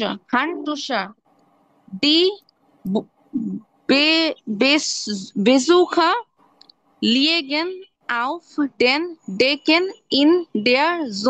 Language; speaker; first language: German; non-native, learner; Bangla